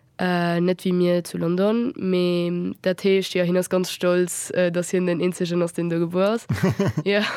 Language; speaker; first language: Luxembourgish; early bilingual, other home language; Spanish